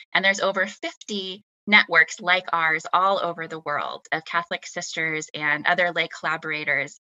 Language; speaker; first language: English; native; English